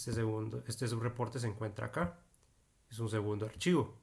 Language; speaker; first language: Spanish; native; Spanish